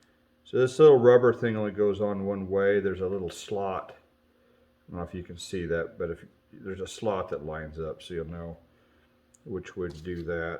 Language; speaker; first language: English; native; English